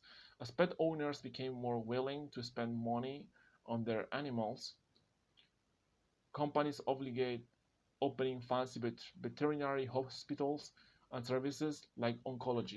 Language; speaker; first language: English; non-native, fluent; Spanish